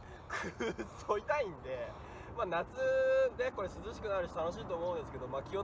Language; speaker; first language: Japanese; native; Japanese